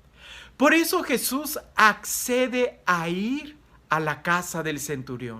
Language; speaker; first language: Spanish; native; Spanish